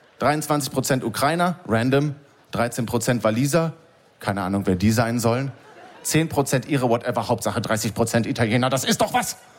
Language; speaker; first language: German; native; German